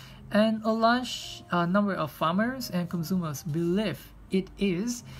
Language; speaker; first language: English; non-native, fluent; Vietnamese